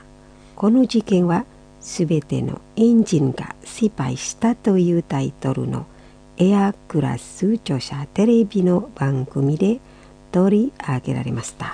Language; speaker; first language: Japanese; non-native, fluent; Indonesian